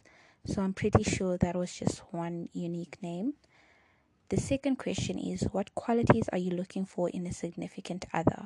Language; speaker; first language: English; non-native, local second language; Nyanja